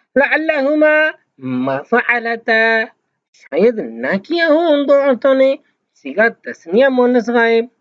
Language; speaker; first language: Urdu; native; Urdu